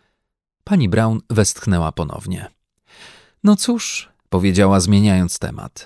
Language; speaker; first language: Polish; native; Polish